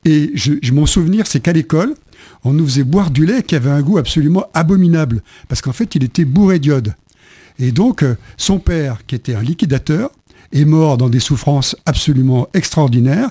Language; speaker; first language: French; native; French